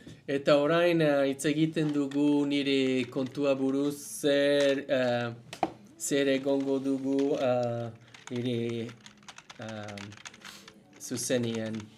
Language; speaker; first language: Basque; non-native, learner; English